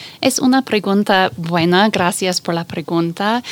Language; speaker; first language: Spanish; non-native, fluent; English